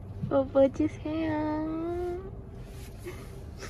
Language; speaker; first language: Korean; non-native, learner; Malayalam